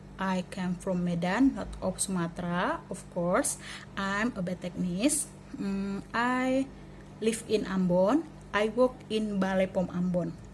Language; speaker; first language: English; non-native, learner; Indonesian